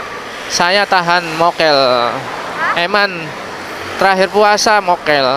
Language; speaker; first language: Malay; non-native, local second language; Javanese